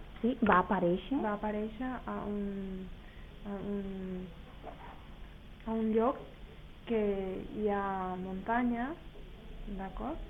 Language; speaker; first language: Catalan; non-native, learner; Spanish